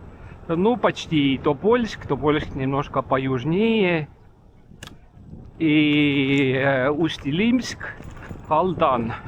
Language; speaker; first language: Russian; non-native, local second language; Estonian